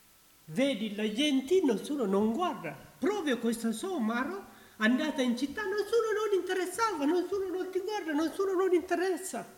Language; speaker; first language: Italian; non-native, learner; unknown